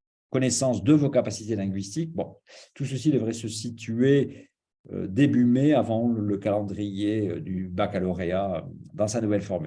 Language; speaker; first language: French; native; French